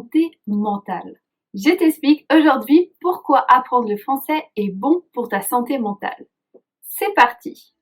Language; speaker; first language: French; native; French